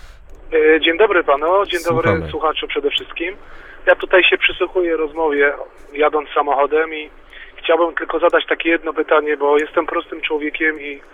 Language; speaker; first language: Polish; native; Polish